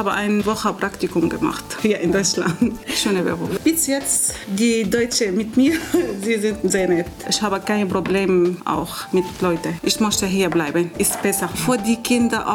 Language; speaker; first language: German; non-native, learner; Arabic